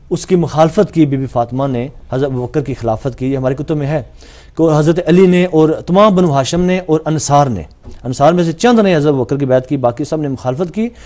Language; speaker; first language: Urdu; non-native, local second language; Punjabi